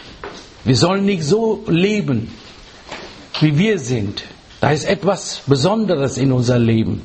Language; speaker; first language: German; non-native, learner; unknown